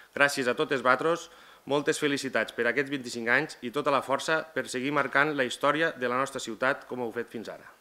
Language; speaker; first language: Catalan; native; Catalan